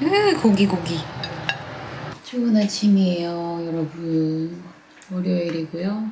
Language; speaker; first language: Korean; native; Korean